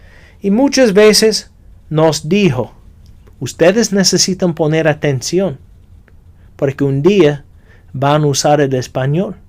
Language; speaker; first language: Spanish; non-native, fluent; English